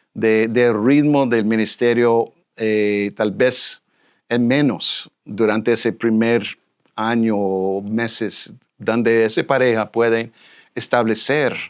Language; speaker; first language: Spanish; non-native, fluent; English